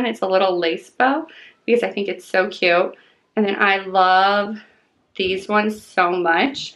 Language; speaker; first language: English; native; English